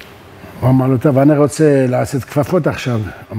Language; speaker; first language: Hebrew; non-native, learner; French